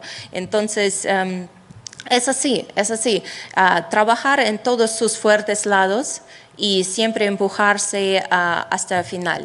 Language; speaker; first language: Spanish; non-native, fluent; Russian